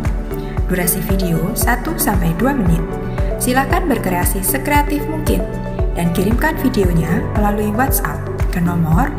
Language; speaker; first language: Indonesian; native; Indonesian